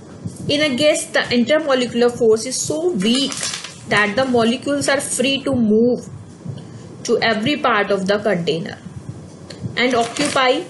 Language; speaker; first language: English; non-native, local second language; Hindi